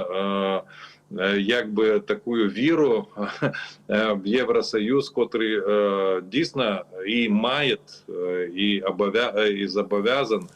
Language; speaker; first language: Ukrainian; non-native, learner; Lithuanian